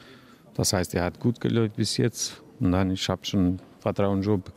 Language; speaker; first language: German; non-native, learner; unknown